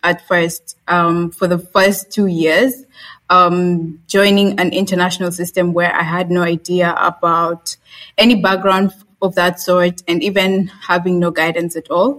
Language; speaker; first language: English; non-native, local second language; Swahili